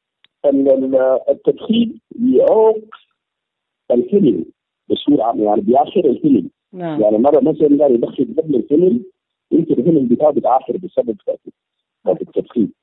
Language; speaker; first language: Arabic; native; Arabic